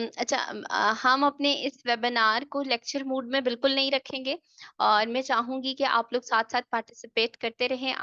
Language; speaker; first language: Urdu; native; Urdu